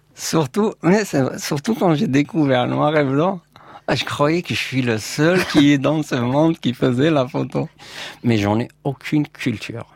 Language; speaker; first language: French; non-native, local second language; Kabyle